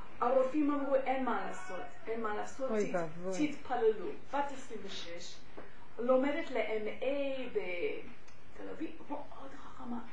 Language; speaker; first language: Hebrew; non-native, fluent; English